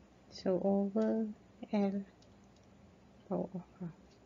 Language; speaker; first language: English; non-native, local second language; Malay